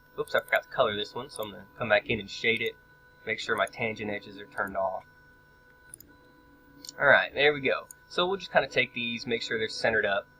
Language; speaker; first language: English; native; English